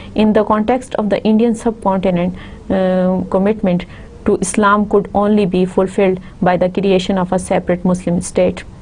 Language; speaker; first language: English; non-native, local second language; Urdu